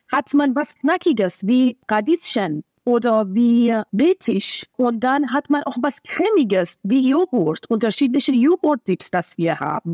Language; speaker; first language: German; non-native, fluent; Persian